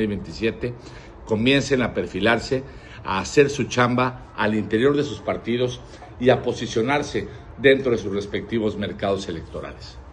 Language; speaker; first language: Spanish; native; Spanish